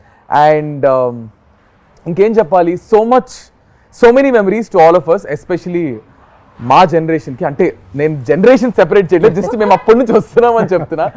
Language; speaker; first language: Telugu; native; Telugu